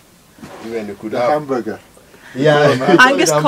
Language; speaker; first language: English; non-native, local second language; Acoli